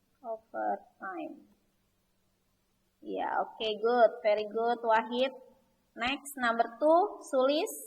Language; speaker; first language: English; non-native, learner; Indonesian